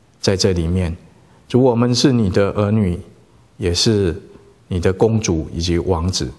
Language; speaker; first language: Chinese; native; Chinese